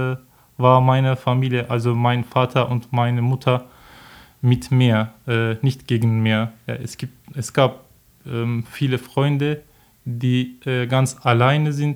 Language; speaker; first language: German; non-native, learner; Turkish